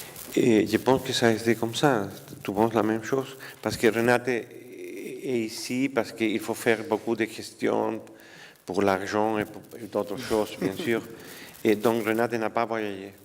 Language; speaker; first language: French; non-native, fluent; Spanish